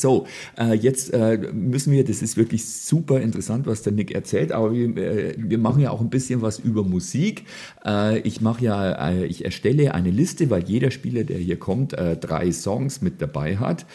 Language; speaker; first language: German; native; German